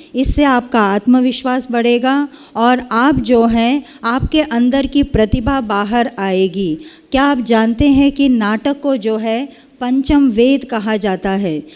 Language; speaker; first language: Hindi; non-native, local second language; Kannada